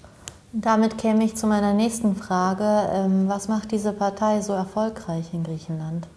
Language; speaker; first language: German; native; German